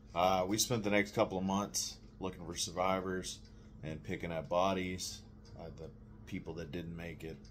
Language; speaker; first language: English; native; English